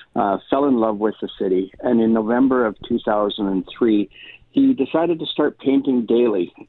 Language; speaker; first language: English; native; English